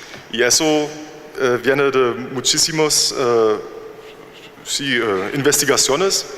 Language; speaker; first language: Spanish; non-native, learner; German